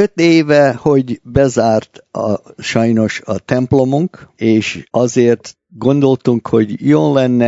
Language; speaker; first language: Hungarian; early bilingual, heritage; Hungarian